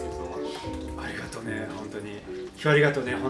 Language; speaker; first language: Japanese; non-native, learner; French